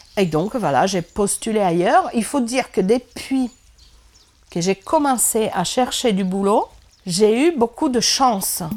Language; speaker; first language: French; non-native, fluent; Italian